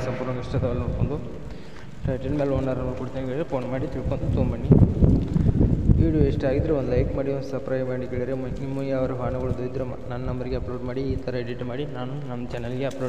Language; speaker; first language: Kannada; native; Kannada